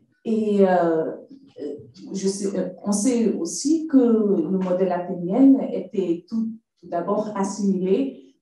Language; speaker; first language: French; non-native, fluent; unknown